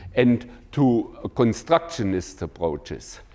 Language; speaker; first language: English; non-native, fluent; German